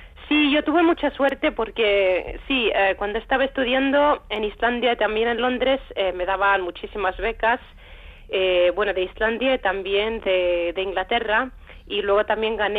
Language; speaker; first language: Spanish; non-native, fluent; Icelandic